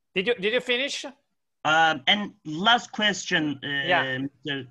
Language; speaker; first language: English; non-native, fluent; Arabic